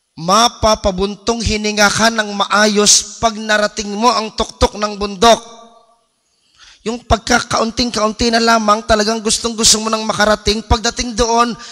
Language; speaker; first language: Filipino; native; Filipino